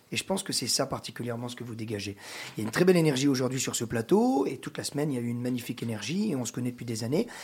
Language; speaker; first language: French; native; French